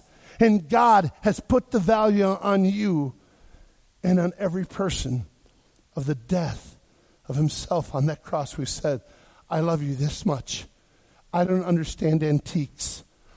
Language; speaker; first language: English; native; English